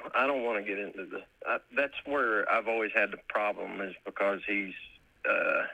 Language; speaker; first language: English; native; English